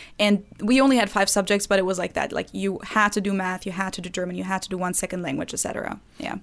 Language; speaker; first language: English; non-native, fluent; German